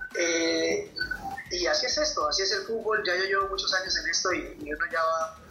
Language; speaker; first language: Spanish; native; Spanish